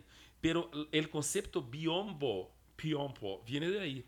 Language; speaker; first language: Spanish; non-native, fluent; Portuguese